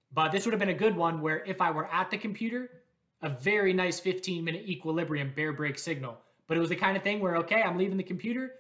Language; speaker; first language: English; native; English